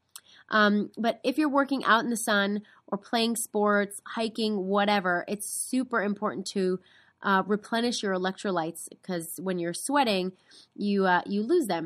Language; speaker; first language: English; native; English